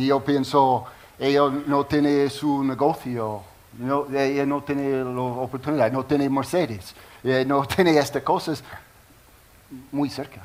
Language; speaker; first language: Spanish; non-native, learner; English